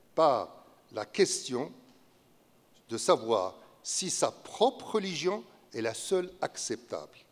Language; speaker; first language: French; non-native, local second language; Arabic